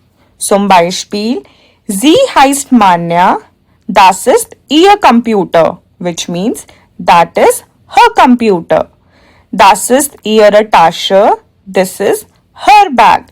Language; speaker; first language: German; non-native, fluent; Hindi